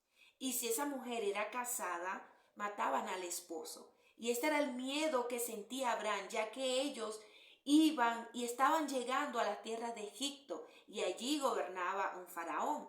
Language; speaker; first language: Spanish; native; Spanish